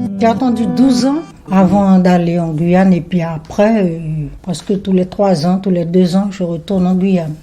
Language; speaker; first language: French; non-native, local second language; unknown